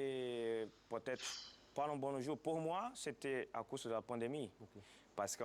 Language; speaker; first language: French; non-native, fluent; Portuguese